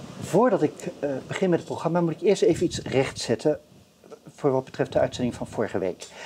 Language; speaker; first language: Dutch; native; Dutch